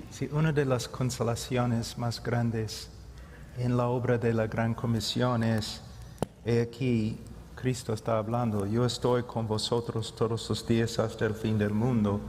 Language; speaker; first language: Spanish; non-native, fluent; English